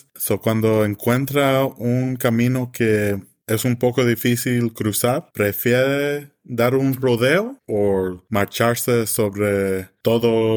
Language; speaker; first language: Spanish; early bilingual, heritage; English